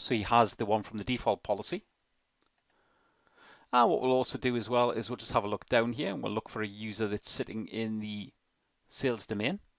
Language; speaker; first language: English; native; English